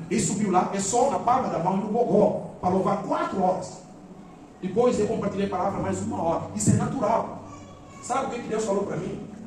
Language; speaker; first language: Portuguese; non-native, local second language; Upper Guinea Crioulo